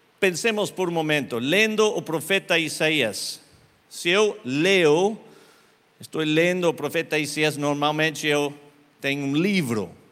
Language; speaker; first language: Portuguese; non-native, learner; Spanish